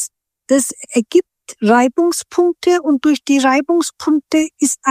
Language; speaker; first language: German; non-native, fluent; Turkish